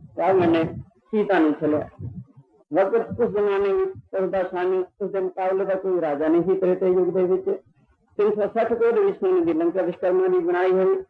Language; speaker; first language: Hindi; non-native, local second language; Punjabi